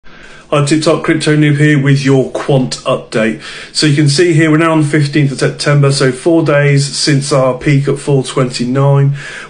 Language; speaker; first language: English; native; English